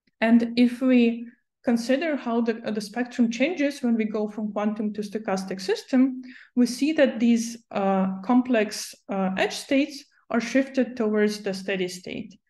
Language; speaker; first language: English; non-native, fluent; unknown